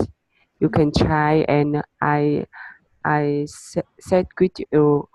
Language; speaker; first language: English; non-native, learner; Vietnamese